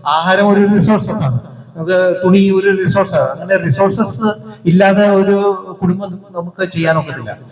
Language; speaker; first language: Malayalam; early bilingual, heritage; Malayalam